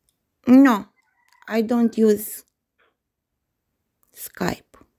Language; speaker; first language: English; non-native, fluent; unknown